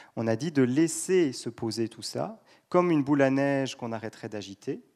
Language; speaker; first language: French; native; French